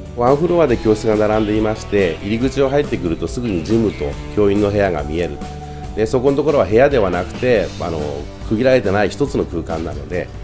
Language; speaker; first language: Japanese; native; Japanese